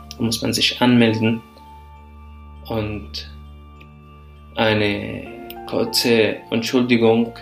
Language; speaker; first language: German; non-native, fluent; Arabic